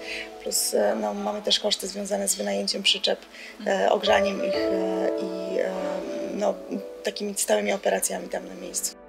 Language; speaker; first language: Polish; native; Polish